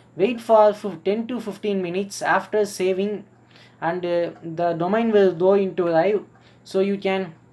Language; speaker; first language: English; non-native, local second language; Tamil